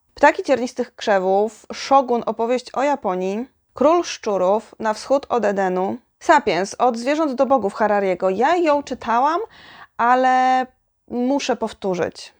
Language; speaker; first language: Polish; native; Polish